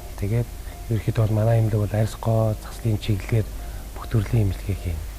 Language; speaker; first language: Mongolian; early bilingual, heritage; Mongolian